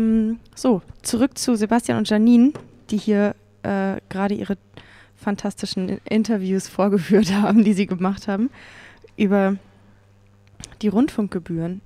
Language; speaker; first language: German; native; German